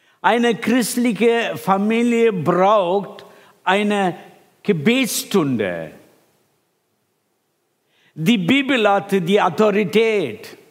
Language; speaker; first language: German; non-native, fluent; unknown